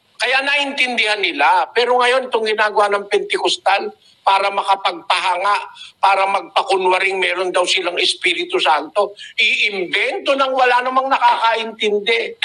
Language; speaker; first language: Filipino; native; Filipino